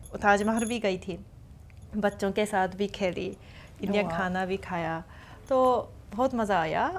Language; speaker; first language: Hindi; non-native, fluent; Japanese